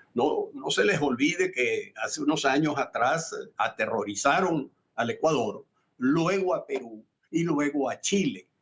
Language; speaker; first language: Spanish; native; Spanish